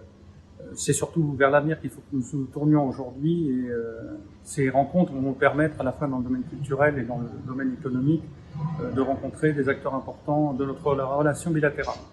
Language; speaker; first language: French; native; French